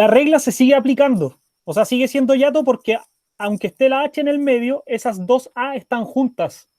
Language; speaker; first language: Spanish; native; Spanish